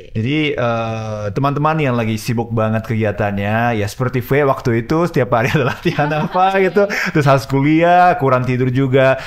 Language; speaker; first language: Indonesian; non-native, fluent; Japanese